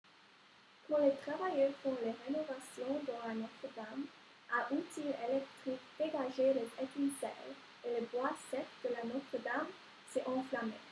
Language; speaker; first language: French; non-native, learner; English